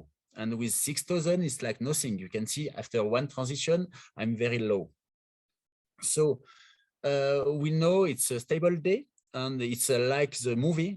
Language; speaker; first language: English; non-native, learner; French